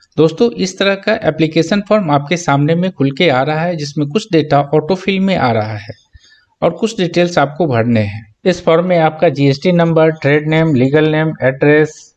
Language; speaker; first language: Hindi; native; Hindi